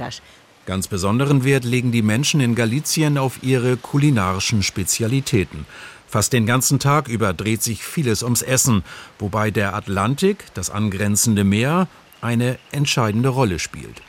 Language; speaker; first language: German; native; German